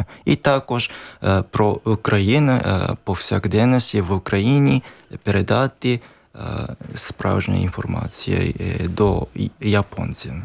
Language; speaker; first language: Ukrainian; non-native, learner; Japanese